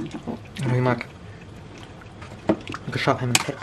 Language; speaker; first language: Thai; early bilingual, heritage; Thai